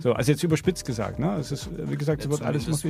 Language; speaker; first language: German; native; German